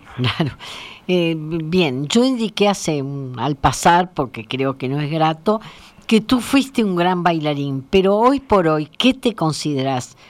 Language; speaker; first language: Spanish; native; Spanish